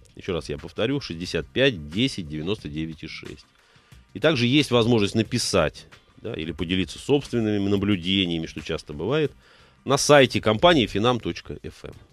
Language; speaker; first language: Russian; native; Russian